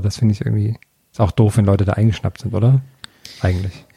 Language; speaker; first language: German; native; German